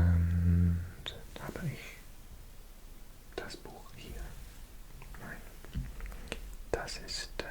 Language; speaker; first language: German; non-native, learner; Welsh